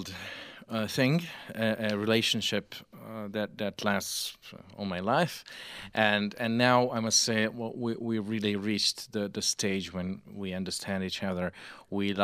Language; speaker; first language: English; non-native, fluent; Russian